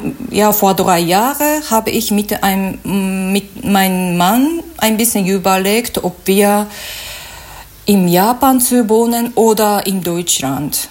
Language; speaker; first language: German; non-native, learner; Japanese